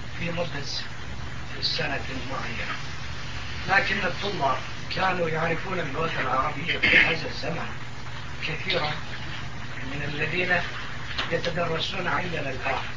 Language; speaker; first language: Arabic; non-native, fluent; Turkish